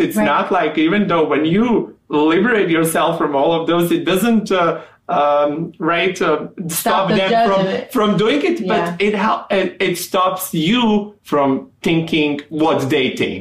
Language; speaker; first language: English; non-native, fluent; Serbian